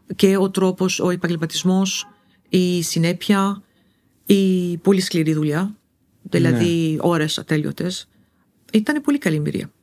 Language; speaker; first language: Greek; non-native, fluent; Arabic